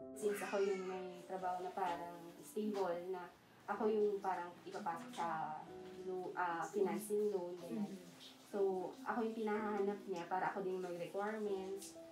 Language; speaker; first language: Filipino; native; Filipino